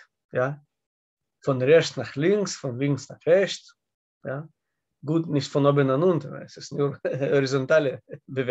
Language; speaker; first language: German; non-native, learner; Russian